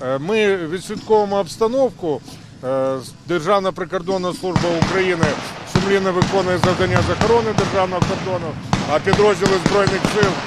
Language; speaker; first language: Ukrainian; native; Ukrainian